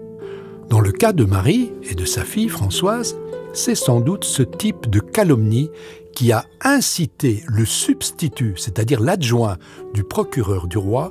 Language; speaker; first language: French; native; French